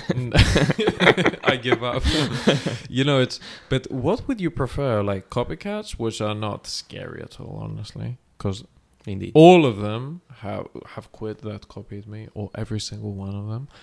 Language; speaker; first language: English; non-native, fluent; Greek